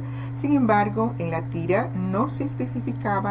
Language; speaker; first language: Spanish; non-native, fluent; Portuguese